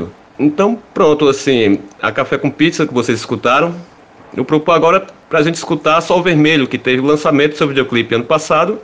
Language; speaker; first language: Portuguese; native; Portuguese